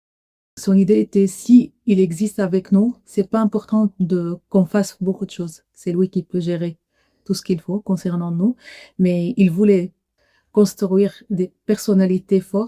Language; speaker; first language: French; non-native, learner; Arabic